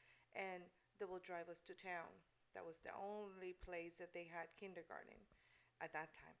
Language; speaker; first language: English; non-native, fluent; Spanish